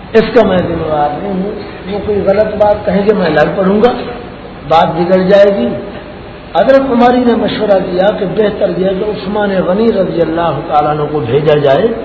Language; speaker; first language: Urdu; non-native, local second language; Pashto